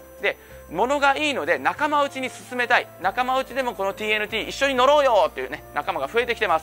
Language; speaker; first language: Japanese; native; Japanese